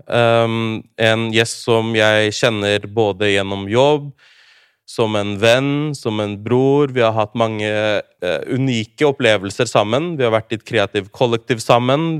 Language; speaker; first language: Norwegian; early bilingual, other home language; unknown